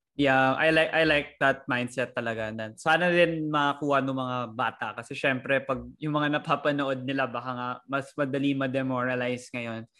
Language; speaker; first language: Filipino; native; Filipino